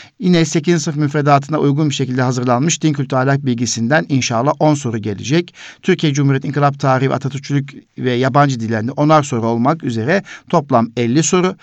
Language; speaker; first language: Turkish; native; Turkish